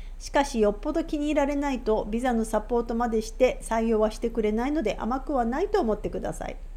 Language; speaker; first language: Japanese; native; Japanese